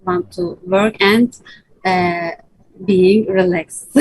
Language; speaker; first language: English; non-native, learner; Turkish